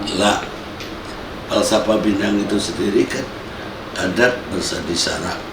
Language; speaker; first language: Indonesian; non-native, local second language; Minangkabau